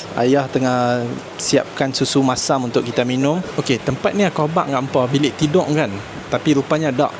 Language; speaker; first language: Malay; native; Malay